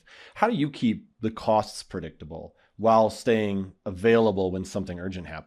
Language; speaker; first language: English; native; English